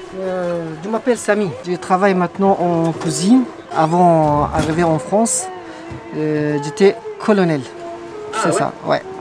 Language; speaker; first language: French; non-native, learner; Arabic